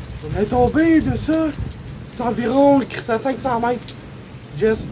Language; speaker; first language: French; native; French